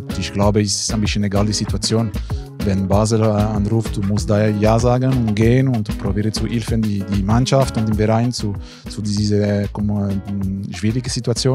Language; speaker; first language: German; non-native, local second language; French